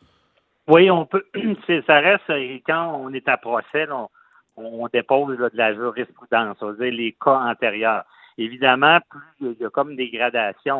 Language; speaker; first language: French; native; French